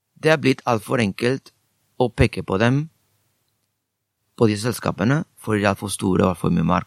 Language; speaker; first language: Norwegian; non-native, fluent; Spanish